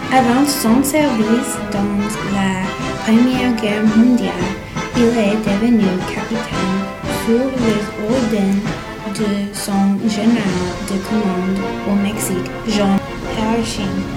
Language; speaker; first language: French; non-native, learner; English